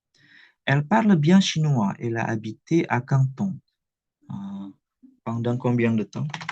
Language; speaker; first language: French; non-native, fluent; Indonesian